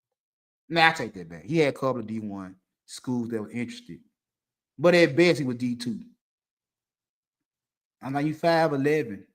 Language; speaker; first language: English; native; English